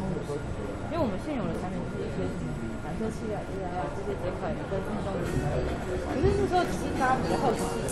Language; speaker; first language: Chinese; native; Chinese